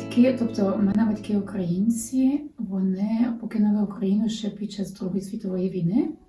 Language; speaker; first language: Ukrainian; early bilingual, heritage; Ukrainian